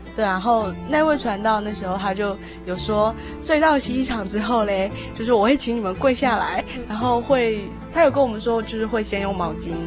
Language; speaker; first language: Chinese; native; Chinese